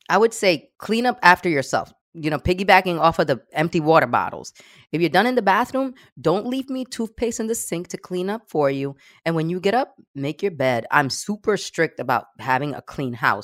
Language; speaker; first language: English; early bilingual, other home language; Spanish